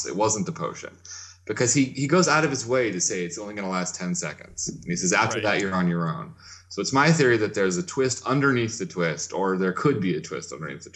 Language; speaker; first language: English; native; English